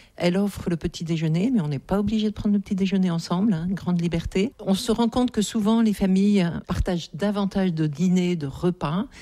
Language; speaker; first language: French; native; French